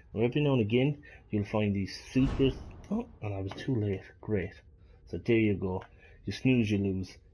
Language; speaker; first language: English; native; English